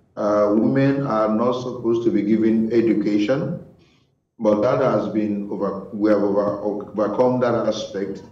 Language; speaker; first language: English; non-native, local second language; Igbo